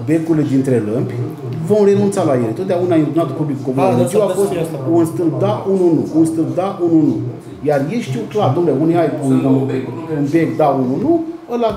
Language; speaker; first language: Romanian; native; Romanian